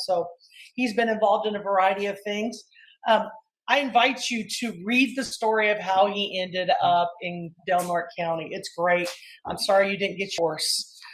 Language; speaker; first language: English; native; English